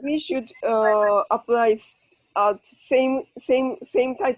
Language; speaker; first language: English; non-native, learner; Japanese